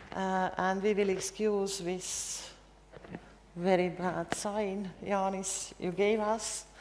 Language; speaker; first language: English; non-native, fluent; Estonian